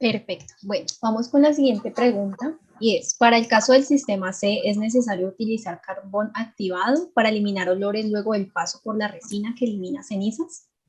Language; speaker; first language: Spanish; native; Spanish